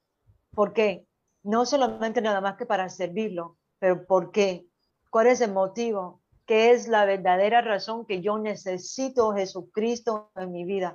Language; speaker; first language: Spanish; early bilingual, other home language; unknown